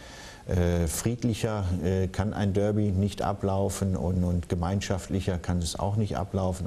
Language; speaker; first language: German; native; German